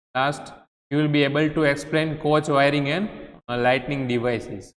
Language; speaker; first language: English; non-native, local second language; Gujarati